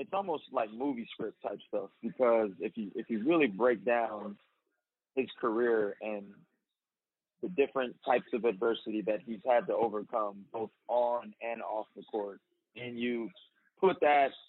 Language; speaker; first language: English; native; English